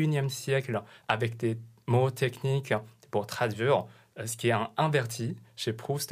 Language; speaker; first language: French; non-native, fluent; Chinese